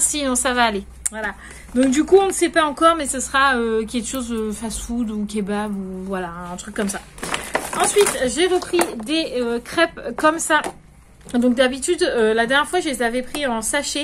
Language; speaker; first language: French; native; French